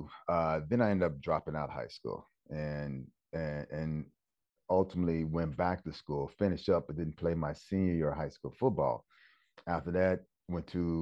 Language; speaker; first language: English; native; English